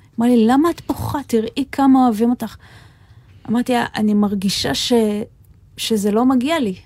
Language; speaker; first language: Hebrew; native; Hebrew